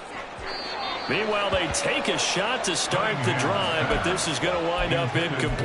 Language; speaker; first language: English; native; English